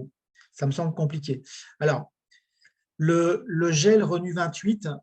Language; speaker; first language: French; native; French